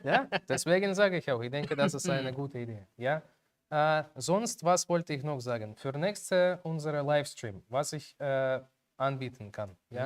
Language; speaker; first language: German; non-native, learner; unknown